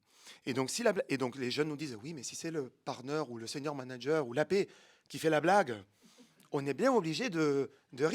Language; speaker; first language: French; native; French